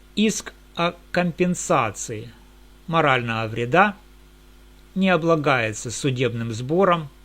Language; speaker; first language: Russian; native; Russian